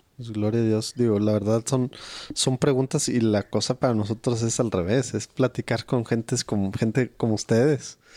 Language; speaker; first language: Spanish; native; Spanish